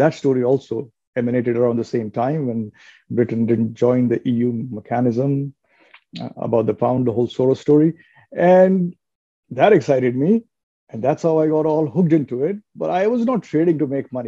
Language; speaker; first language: English; non-native, local second language; Hindi